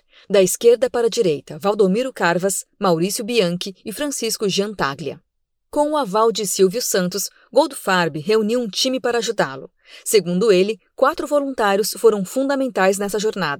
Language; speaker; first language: Portuguese; native; Portuguese